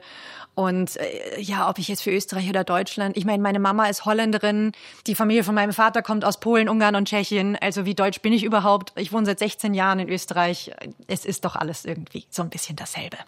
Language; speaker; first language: German; native; German